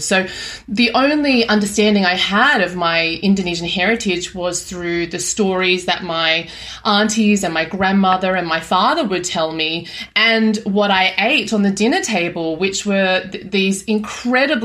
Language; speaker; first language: English; native; English